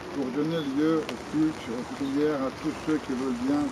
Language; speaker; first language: French; non-native, fluent; Russian